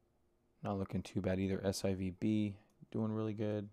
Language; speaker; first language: English; native; English